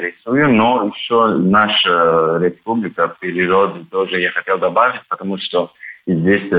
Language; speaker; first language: Russian; non-native, learner; Turkish